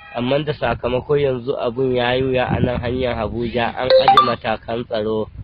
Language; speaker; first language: Hausa; non-native, local second language; Fula